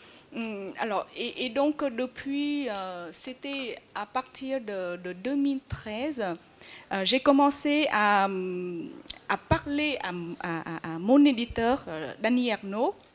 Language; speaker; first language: French; non-native, fluent; Vietnamese